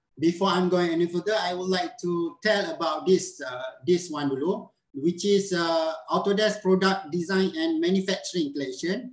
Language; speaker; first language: English; non-native, local second language; Malay